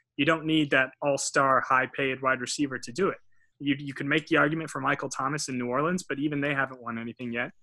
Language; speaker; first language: English; native; English